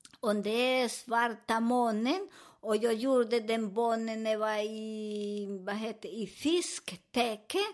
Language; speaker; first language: Swedish; non-native, fluent; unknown